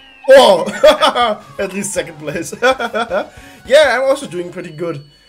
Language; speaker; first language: English; non-native, fluent; German